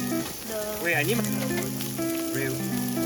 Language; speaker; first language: English; non-native, local second language; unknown